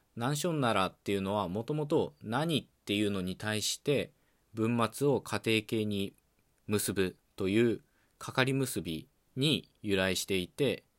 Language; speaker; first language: Japanese; native; Japanese